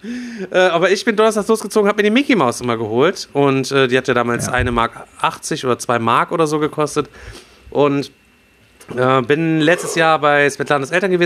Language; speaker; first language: German; native; German